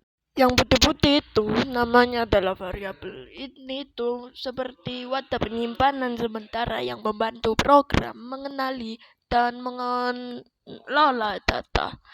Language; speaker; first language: Indonesian; native; Indonesian